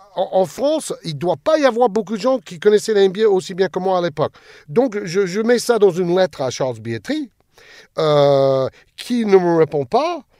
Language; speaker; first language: French; non-native, fluent; English